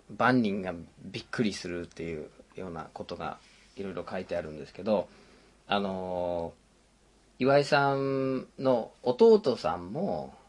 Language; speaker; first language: Japanese; non-native, fluent; English